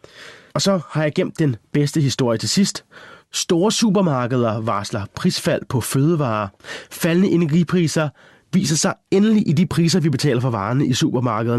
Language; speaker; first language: Danish; native; Danish